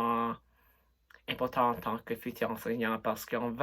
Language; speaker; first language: French; non-native, local second language; English